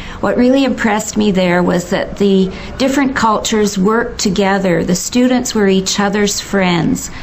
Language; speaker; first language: English; native; English